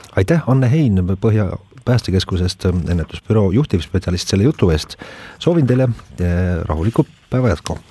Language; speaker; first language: Estonian; native; Estonian